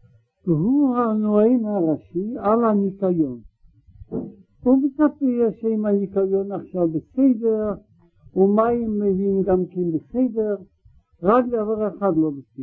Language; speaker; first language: Hebrew; non-native, learner; Russian